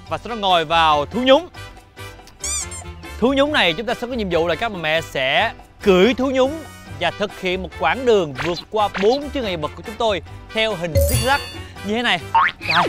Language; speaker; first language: Vietnamese; native; Vietnamese